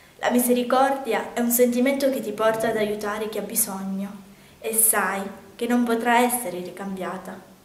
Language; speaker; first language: Italian; native; Italian